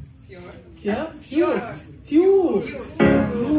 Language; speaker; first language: Norwegian; non-native, fluent; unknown